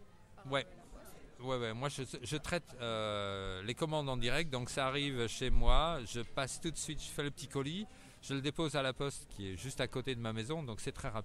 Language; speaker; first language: French; native; French